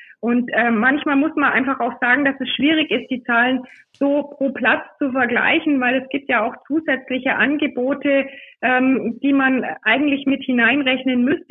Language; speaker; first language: German; native; German